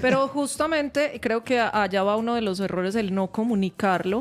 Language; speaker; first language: Spanish; native; Spanish